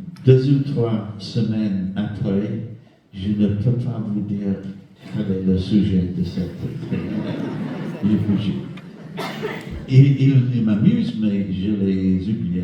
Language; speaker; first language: French; non-native, fluent; English